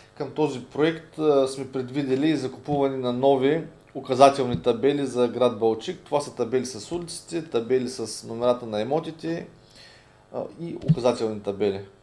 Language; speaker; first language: Bulgarian; native; Bulgarian